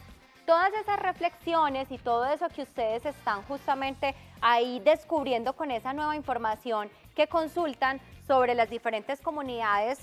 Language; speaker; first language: Spanish; native; Spanish